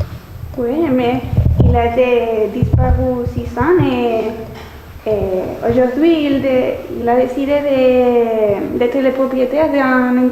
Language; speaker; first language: French; non-native, learner; Spanish